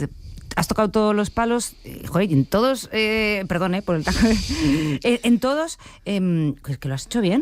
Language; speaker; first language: Spanish; native; Spanish